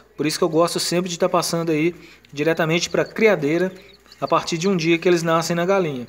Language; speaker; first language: Portuguese; native; Portuguese